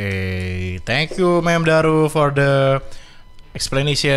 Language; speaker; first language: English; non-native, fluent; Indonesian